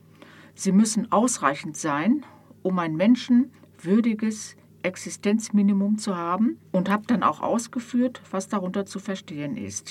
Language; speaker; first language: German; native; German